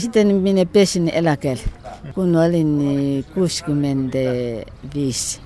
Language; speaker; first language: Finnish; non-native, fluent; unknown